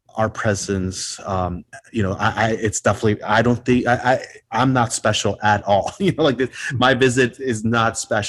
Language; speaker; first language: English; non-native, fluent; Spanish